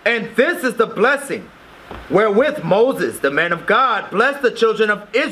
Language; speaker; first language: English; native; English